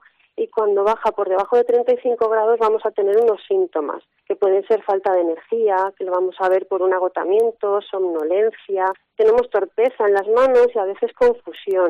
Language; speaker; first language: Spanish; native; Spanish